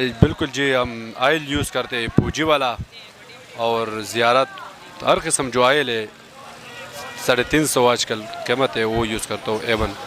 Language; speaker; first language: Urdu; non-native, local second language; Pashto